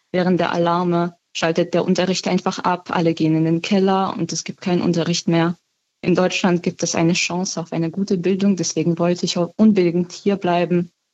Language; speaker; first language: German; non-native, fluent; Ukrainian